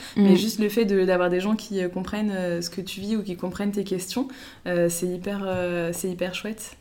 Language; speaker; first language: French; native; French